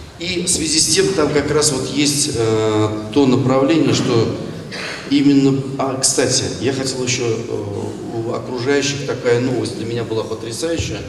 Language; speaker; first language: Russian; non-native, local second language; Tatar